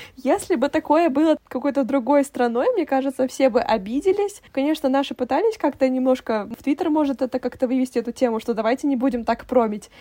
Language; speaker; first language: Russian; native; Russian